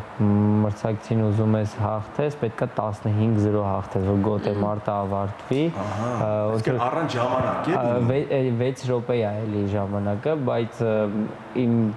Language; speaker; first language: Armenian; native; Armenian